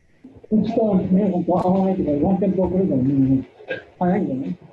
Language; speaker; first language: Japanese; native; Japanese